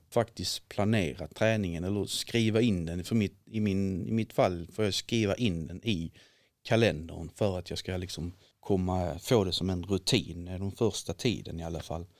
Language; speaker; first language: Swedish; native; Swedish